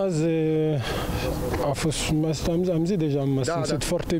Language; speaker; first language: Romanian; non-native, learner; French